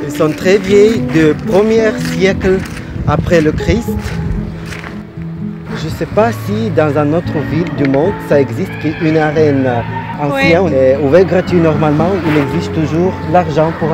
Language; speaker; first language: French; non-native, fluent; Russian